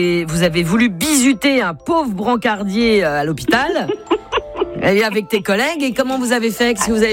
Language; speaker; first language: French; native; French